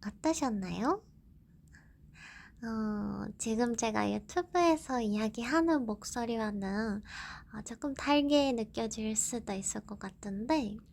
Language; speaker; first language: Korean; non-native, fluent; Japanese